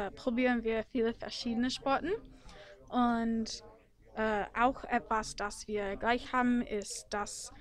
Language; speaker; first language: German; non-native, fluent; English